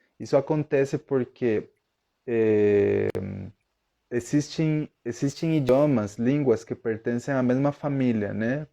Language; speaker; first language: Portuguese; non-native, fluent; Spanish